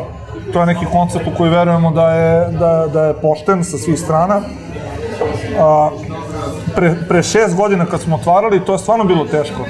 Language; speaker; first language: Serbian; native; Serbian